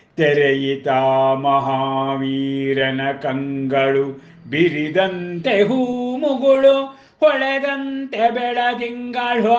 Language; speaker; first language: Kannada; native; Kannada